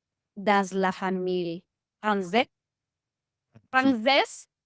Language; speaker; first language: French; non-native, learner; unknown